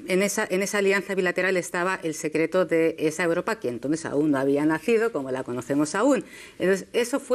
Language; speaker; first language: Spanish; native; Spanish